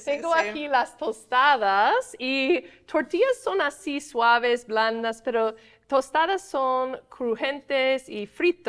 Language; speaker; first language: Spanish; non-native, fluent; English